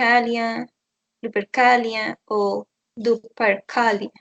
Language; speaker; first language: English; non-native, learner; Spanish